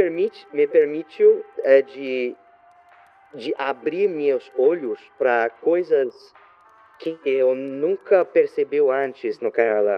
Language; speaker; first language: Portuguese; non-native, learner; French